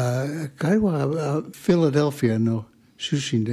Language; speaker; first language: Japanese; non-native, learner; English